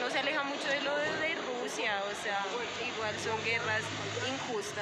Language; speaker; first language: Spanish; native; Spanish